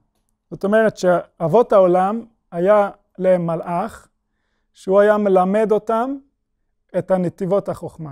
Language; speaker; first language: Hebrew; non-native, fluent; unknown